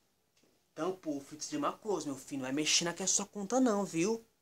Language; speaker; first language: Portuguese; native; Portuguese